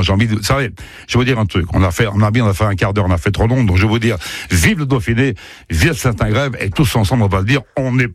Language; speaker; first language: French; native; French